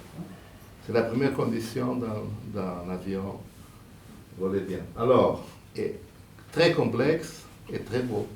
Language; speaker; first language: French; non-native, fluent; Portuguese